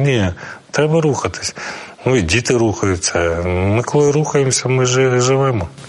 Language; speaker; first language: Ukrainian; non-native, local second language; Russian